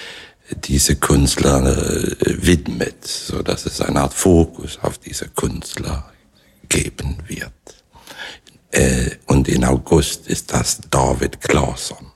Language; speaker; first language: German; non-native, fluent; Swedish